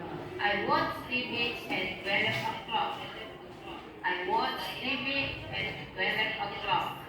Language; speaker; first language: English; non-native, fluent; Indonesian